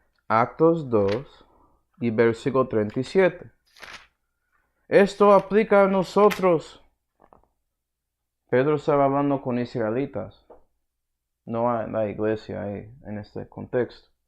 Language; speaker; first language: Spanish; early bilingual, heritage; Spanish